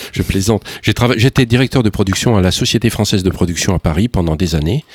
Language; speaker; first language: French; native; French